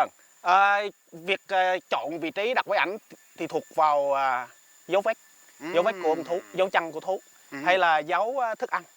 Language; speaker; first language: Vietnamese; native; Vietnamese